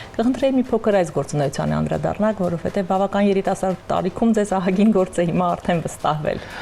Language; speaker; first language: Armenian; native; Armenian